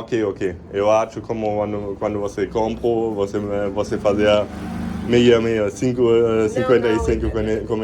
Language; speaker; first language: Portuguese; non-native, learner; German